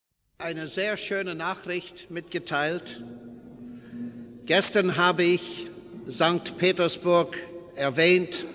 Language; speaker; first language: German; non-native, fluent; English